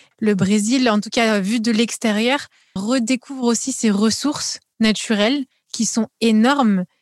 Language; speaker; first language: French; native; French